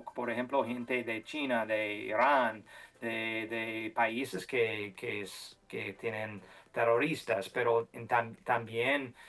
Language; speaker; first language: Spanish; non-native, learner; English